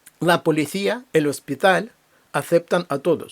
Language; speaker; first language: Spanish; non-native, fluent; Ukrainian